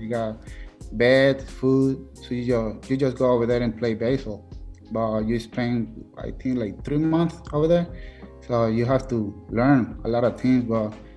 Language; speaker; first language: English; non-native, learner; Spanish